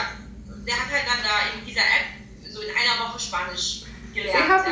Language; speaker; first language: German; native; German